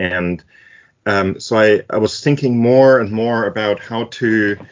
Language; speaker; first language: English; non-native, fluent; German